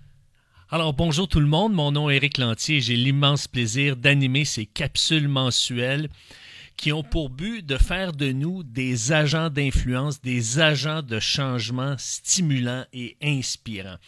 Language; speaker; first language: French; native; French